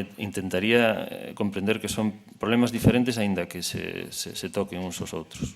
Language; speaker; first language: Galician; non-native, local second language; Spanish